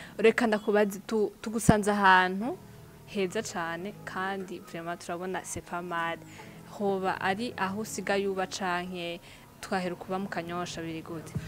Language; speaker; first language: Rundi; native; Rundi